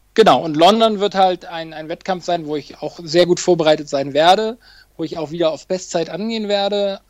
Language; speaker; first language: German; native; German